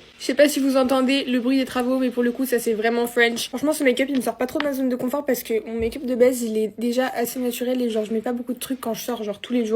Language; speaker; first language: French; native; French